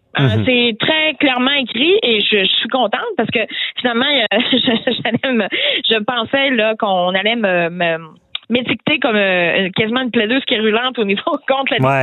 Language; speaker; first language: French; native; French